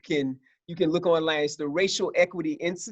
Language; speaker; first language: English; native; English